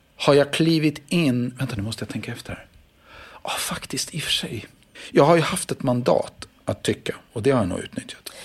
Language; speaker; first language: Swedish; native; Swedish